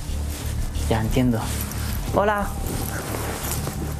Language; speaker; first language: Spanish; non-native, learner; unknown